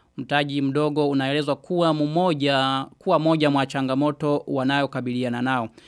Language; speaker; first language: Swahili; non-native, local second language; Rundi